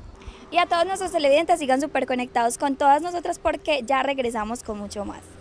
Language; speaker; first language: Spanish; native; Spanish